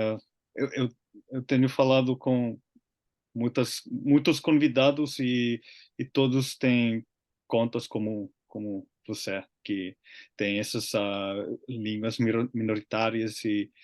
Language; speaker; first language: Portuguese; non-native, learner; Finnish